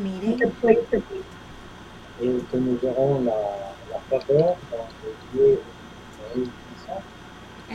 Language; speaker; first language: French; non-native, fluent; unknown